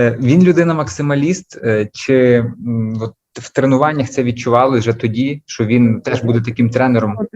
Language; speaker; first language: Ukrainian; native; Ukrainian